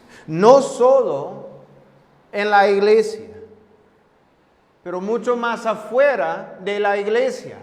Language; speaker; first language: Spanish; non-native, fluent; English